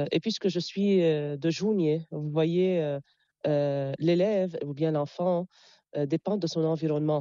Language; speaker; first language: French; non-native, local second language; Arabic